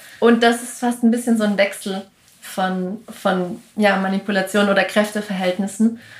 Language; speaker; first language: German; native; German